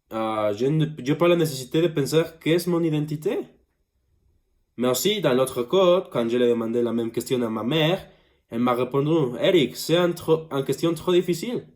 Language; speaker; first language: French; non-native, learner; Spanish